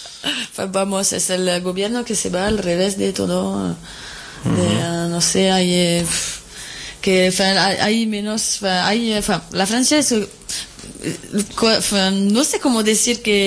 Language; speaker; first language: Spanish; non-native, fluent; French